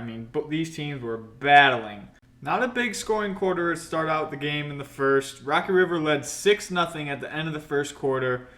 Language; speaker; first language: English; native; English